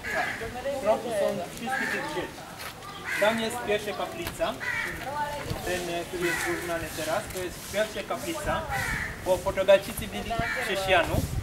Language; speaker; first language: Polish; non-native, learner; Swahili